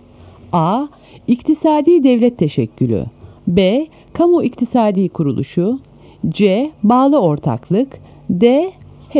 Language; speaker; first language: Turkish; native; Turkish